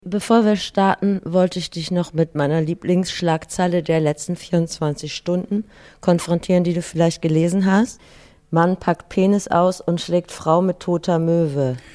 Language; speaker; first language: German; native; German